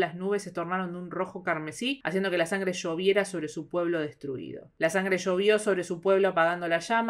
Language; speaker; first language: Spanish; native; Spanish